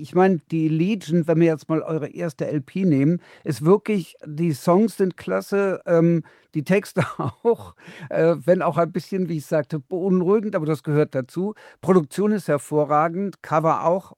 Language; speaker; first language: German; native; German